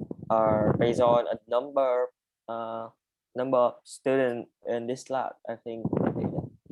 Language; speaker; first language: English; non-native, learner; Vietnamese